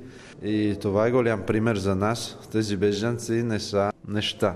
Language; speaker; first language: Bulgarian; non-native, learner; Italian